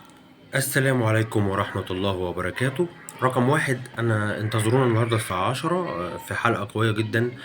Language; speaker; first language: Arabic; native; Arabic